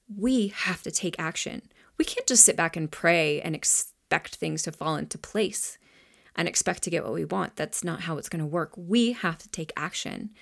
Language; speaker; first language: English; native; English